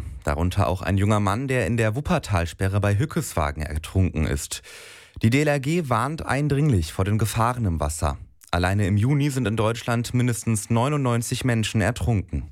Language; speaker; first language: German; native; German